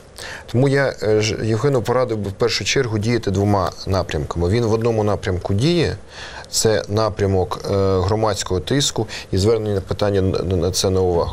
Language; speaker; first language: Ukrainian; native; Ukrainian